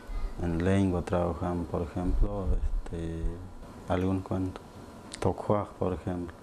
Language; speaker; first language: Spanish; non-native, local second language; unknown